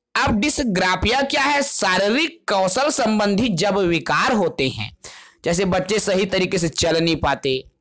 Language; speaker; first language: Hindi; non-native, local second language; Chhattisgarhi